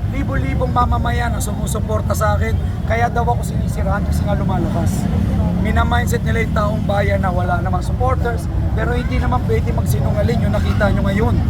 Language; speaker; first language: Filipino; native; Filipino